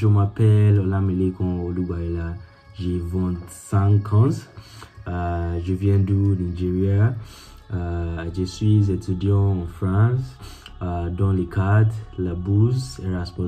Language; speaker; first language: French; non-native, learner; Yoruba